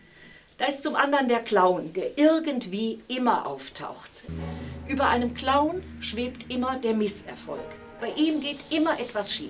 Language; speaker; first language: German; native; German